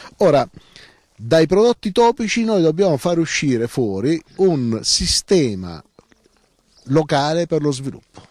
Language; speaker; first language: Italian; native; Italian